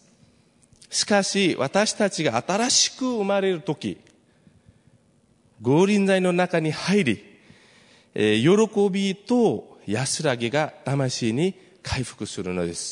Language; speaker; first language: Japanese; non-native, fluent; Nepali